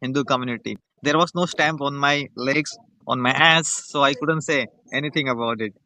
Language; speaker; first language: English; non-native, fluent; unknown